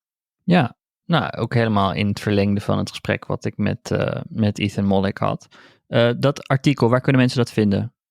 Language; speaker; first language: Dutch; native; Dutch